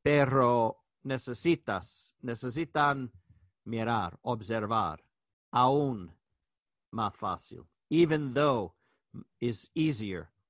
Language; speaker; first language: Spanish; non-native, learner; English